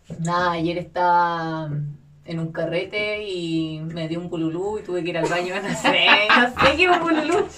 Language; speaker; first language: Spanish; native; Spanish